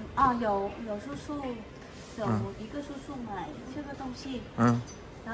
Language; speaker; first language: Chinese; non-native, learner; Vietnamese